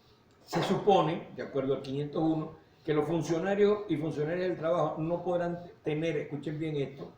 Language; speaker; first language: Spanish; native; Spanish